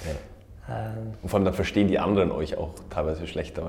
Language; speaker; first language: German; native; German